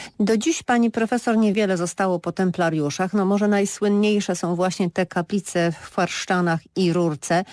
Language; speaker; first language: Polish; native; Polish